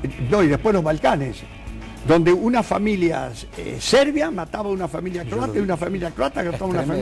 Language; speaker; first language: Spanish; native; Spanish